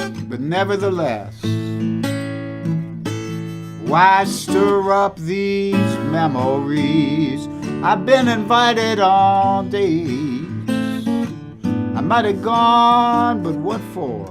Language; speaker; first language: English; native; English